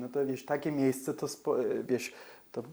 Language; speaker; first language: Polish; early bilingual, heritage; English